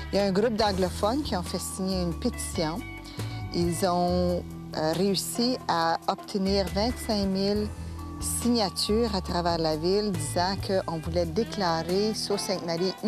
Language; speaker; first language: French; native; French